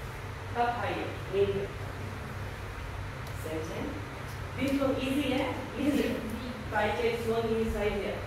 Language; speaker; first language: Vietnamese; non-native, learner; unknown